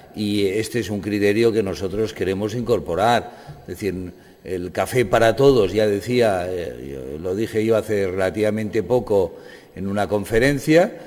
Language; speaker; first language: Spanish; non-native, local second language; Catalan